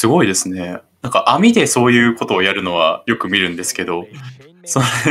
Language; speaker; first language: Japanese; native; Japanese